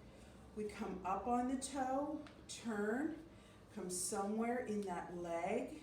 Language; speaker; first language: English; native; English